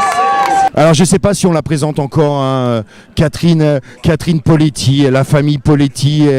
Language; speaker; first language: French; native; French